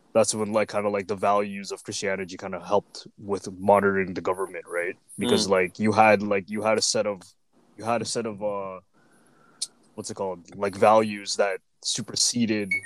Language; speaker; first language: English; native; English